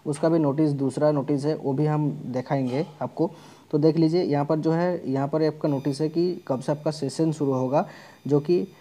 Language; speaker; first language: Hindi; non-native, local second language; Bangla